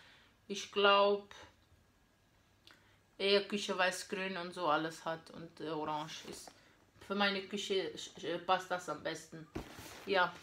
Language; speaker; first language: German; non-native, fluent; Portuguese